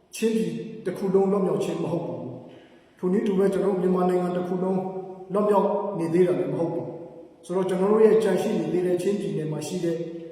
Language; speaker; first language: Burmese; non-native, local second language; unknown